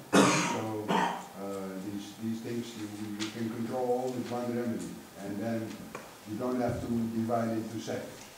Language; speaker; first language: English; non-native, fluent; Spanish